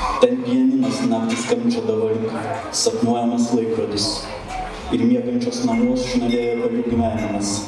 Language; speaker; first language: Lithuanian; native; Lithuanian